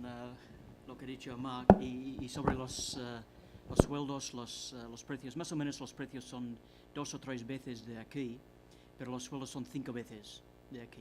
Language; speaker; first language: Spanish; non-native, fluent; English